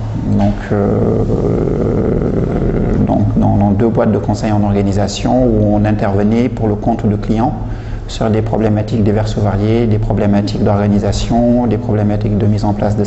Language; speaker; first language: French; non-native, local second language; Wolof